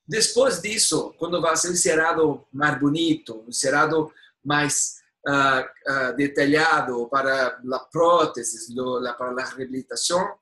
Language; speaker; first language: Spanish; non-native, learner; Portuguese